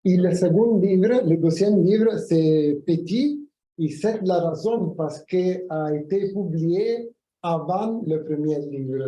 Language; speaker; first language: French; non-native, fluent; Italian